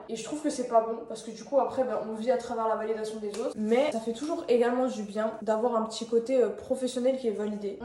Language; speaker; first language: French; native; French